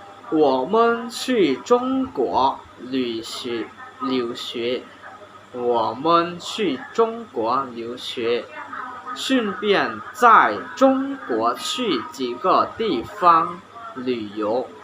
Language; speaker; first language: Chinese; non-native, learner; Hmong